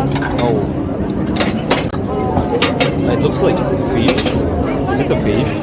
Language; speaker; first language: English; non-native, fluent; Spanish